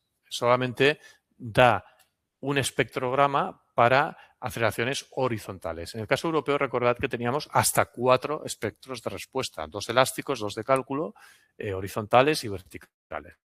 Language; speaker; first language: Spanish; non-native, local second language; Catalan